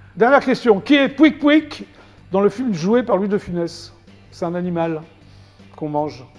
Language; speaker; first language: French; native; French